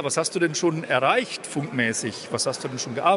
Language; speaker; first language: German; native; German